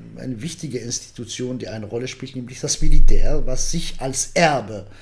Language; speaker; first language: German; non-native, fluent; Arabic